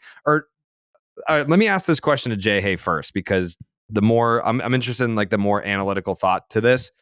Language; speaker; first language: English; native; English